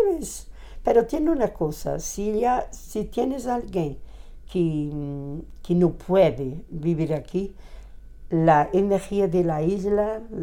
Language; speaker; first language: Spanish; non-native, fluent; Portuguese